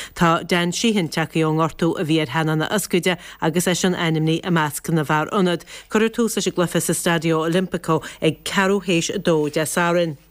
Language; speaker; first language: Irish; native; Irish